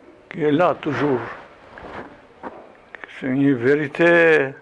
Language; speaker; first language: French; non-native, fluent; Albanian